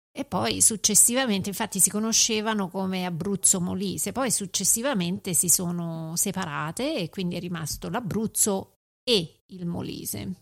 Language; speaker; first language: Italian; native; Italian